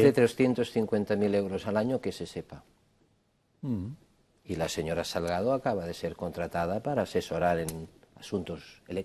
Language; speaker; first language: Catalan; native; Catalan